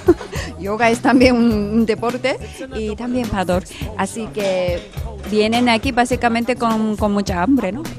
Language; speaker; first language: Spanish; non-native, fluent; Japanese